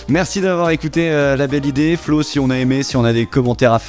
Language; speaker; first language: French; native; French